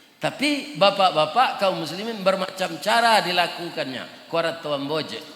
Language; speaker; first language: Malay; non-native, local second language; Minangkabau